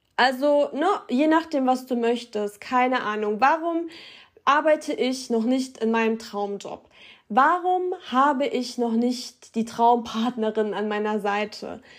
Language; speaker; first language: German; early bilingual, other home language; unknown